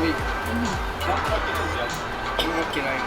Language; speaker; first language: Japanese; non-native, learner; Sinhala